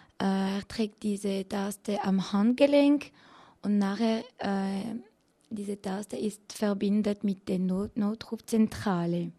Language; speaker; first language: German; non-native, learner; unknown